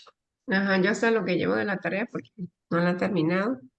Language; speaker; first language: Spanish; native; Spanish